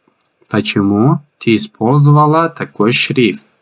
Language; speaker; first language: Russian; non-native, fluent; Tajik